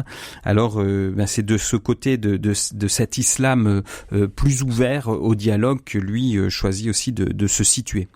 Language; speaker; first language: French; native; French